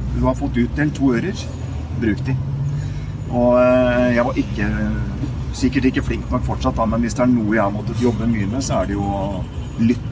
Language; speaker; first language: Norwegian; native; Norwegian